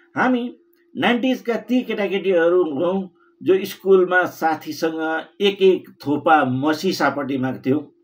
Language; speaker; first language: Nepali; native; Nepali